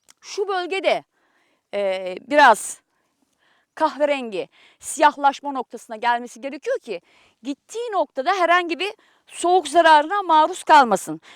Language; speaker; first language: Turkish; native; Turkish